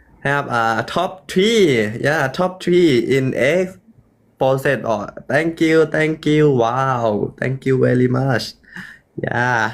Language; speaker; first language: English; non-native, learner; Thai